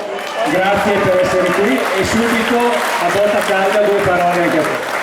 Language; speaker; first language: Italian; native; Italian